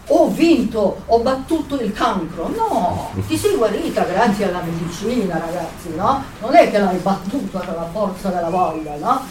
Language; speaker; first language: Italian; early bilingual, other home language; Serbian